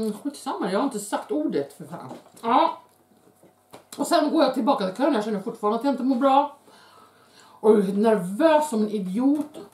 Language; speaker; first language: Swedish; native; Swedish